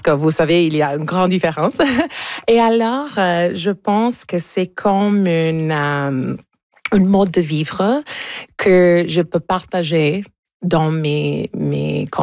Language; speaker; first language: French; early bilingual, heritage; English